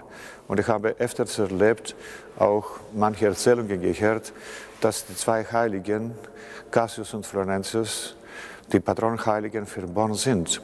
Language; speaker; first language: German; non-native, fluent; Greek